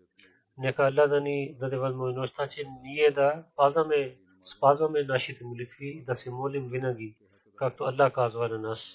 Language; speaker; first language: Bulgarian; non-native, learner; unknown